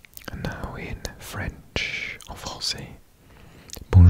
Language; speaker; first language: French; non-native, learner; English